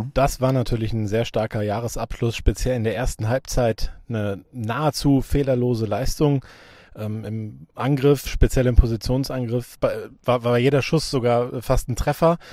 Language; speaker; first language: German; native; German